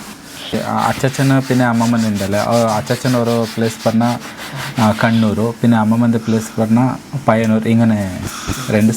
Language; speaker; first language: Malayalam; early bilingual, heritage; Malayalam